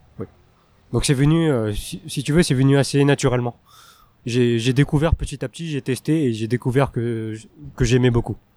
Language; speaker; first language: French; early bilingual, other home language; Min Nan Chinese